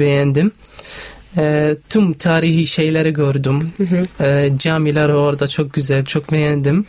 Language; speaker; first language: Turkish; non-native, learner; Arabic